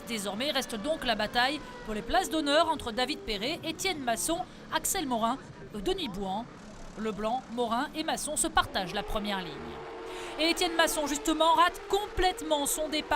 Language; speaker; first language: French; native; French